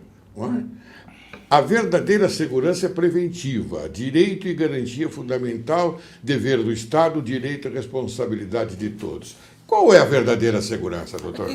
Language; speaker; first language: Portuguese; native; Portuguese